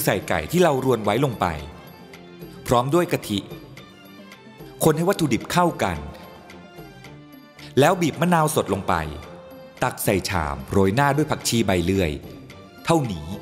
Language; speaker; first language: Thai; native; Thai